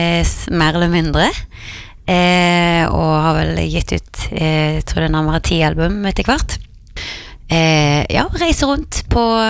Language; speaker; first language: Norwegian; native; Norwegian